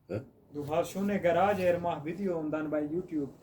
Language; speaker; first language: German; non-native, learner; Punjabi